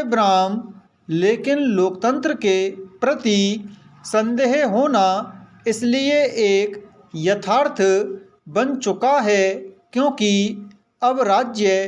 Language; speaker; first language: Hindi; native; Hindi